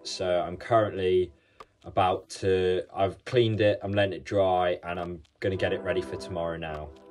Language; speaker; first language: English; native; English